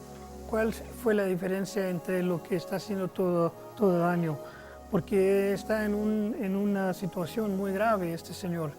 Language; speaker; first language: Spanish; non-native, fluent; English